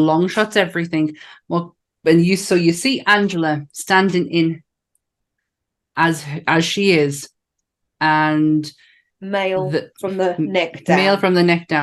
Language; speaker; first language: English; native; English